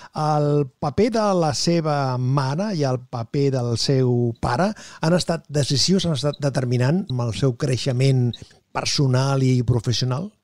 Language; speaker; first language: Catalan; native; Catalan